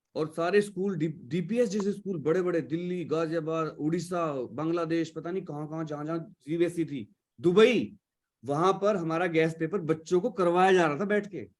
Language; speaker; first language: Hindi; native; Hindi